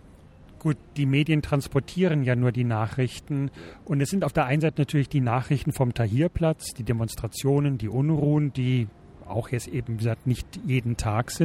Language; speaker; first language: German; native; German